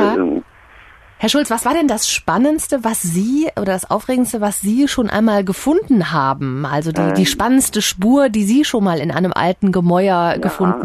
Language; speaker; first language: German; native; German